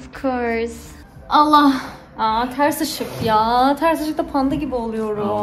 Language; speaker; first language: Turkish; native; Turkish